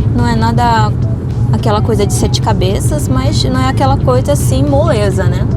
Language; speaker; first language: Portuguese; early bilingual, other home language; Japanese